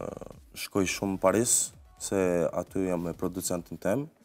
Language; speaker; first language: Albanian; early bilingual, heritage; Albanian